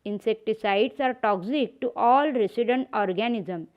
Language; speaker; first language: English; non-native, local second language; Marathi